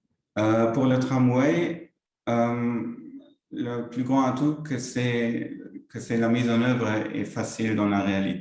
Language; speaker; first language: French; non-native, local second language; Luxembourgish